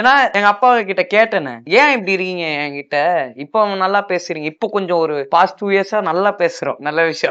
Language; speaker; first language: Tamil; native; Tamil